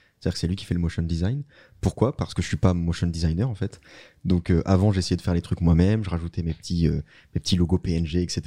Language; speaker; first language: French; native; French